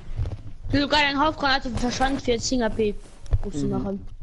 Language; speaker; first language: German; non-native, local second language; Luxembourgish